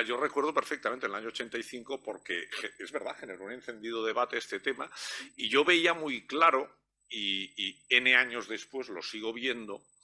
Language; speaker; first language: Spanish; native; Spanish